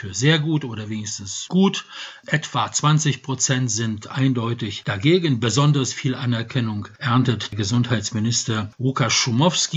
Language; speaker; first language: German; non-native, fluent; Polish